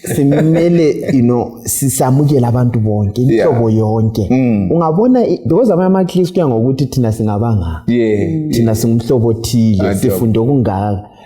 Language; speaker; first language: North Ndebele; non-native, local second language; Shona